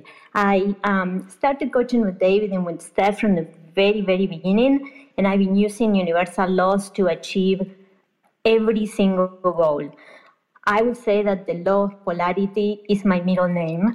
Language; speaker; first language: English; non-native, fluent; Spanish